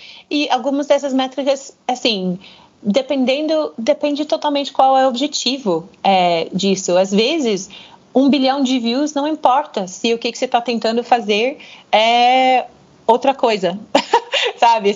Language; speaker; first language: Portuguese; non-native, fluent; English